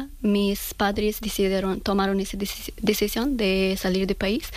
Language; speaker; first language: Spanish; non-native, learner; Persian